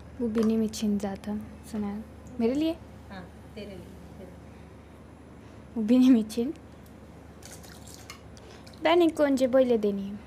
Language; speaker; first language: Turkish; non-native, learner; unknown